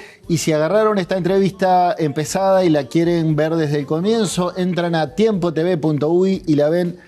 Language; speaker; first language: Spanish; native; Spanish